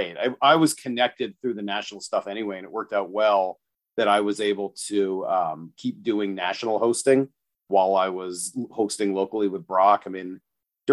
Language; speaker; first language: English; native; English